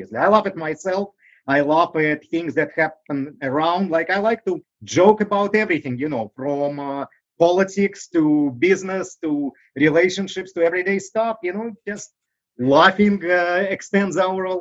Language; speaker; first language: English; non-native, fluent; Russian